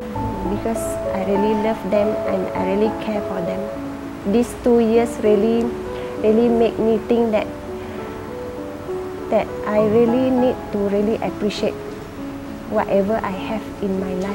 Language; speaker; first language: English; non-native, local second language; Malay